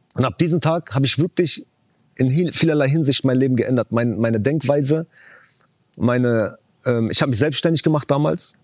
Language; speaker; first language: German; early bilingual, other home language; Chechen